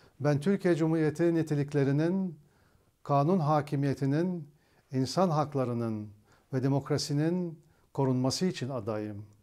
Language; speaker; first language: Turkish; early bilingual, heritage; Turkish